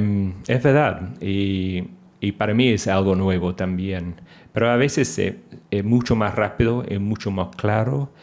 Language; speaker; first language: Spanish; non-native, fluent; English